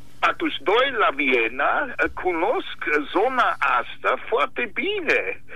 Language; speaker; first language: Romanian; non-native, fluent; German